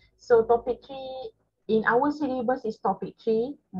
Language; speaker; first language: English; non-native, local second language; Malay